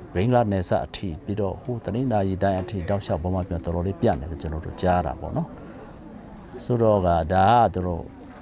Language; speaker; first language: Burmese; non-native, local second language; Shwe Palaung